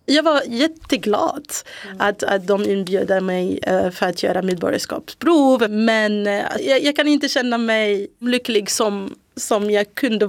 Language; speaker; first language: Swedish; non-native, local second language; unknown